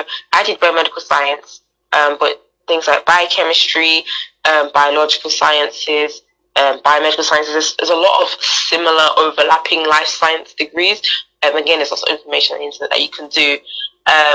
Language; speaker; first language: English; native; English